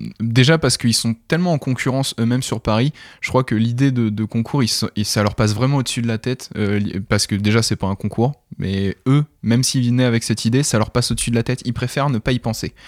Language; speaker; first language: French; native; French